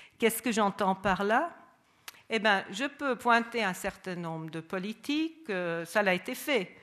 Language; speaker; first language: French; non-native, fluent; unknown